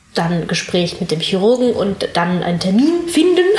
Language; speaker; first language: German; native; German